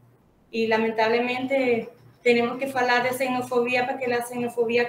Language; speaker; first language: Portuguese; non-native, fluent; Spanish